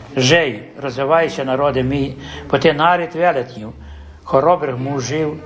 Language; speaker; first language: Ukrainian; early bilingual, heritage; Ukrainian